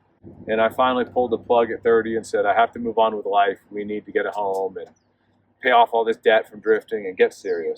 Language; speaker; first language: English; native; English